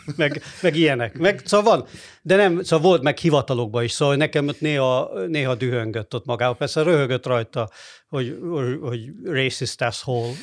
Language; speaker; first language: Hungarian; native; Hungarian